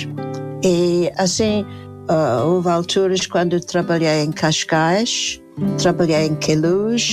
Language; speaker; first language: Portuguese; non-native, fluent; English